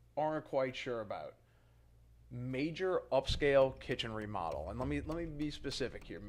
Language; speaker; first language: English; native; English